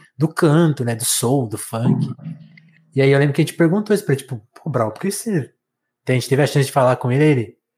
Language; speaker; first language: Portuguese; native; Portuguese